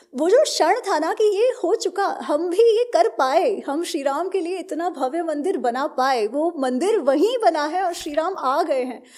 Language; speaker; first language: Hindi; non-native, local second language; Gujarati